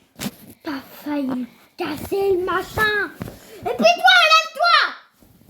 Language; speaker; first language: French; native; French